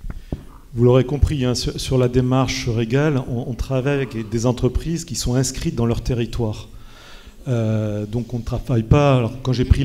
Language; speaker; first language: French; native; French